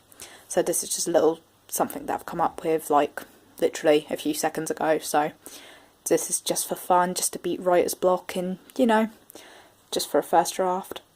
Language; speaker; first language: English; native; English